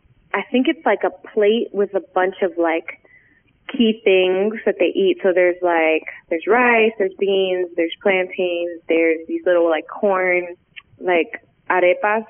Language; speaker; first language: English; native; English